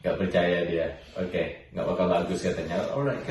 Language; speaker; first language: Indonesian; native; Indonesian